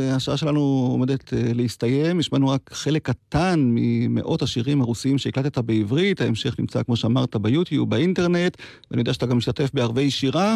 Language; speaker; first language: Hebrew; native; Hebrew